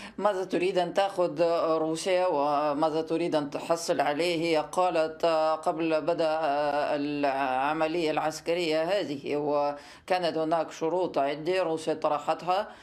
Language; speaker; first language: Arabic; non-native, fluent; Russian